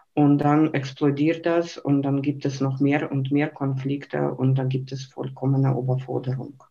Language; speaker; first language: German; non-native, fluent; Lithuanian